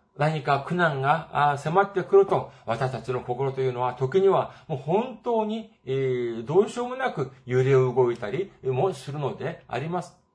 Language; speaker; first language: Japanese; non-native, fluent; Korean